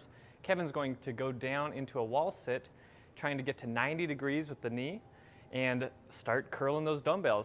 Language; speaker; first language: English; native; English